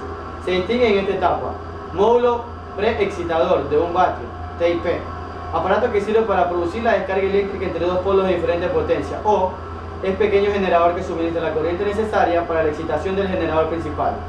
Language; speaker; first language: Spanish; native; Spanish